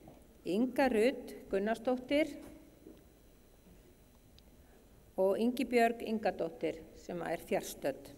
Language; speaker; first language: Icelandic; native; Icelandic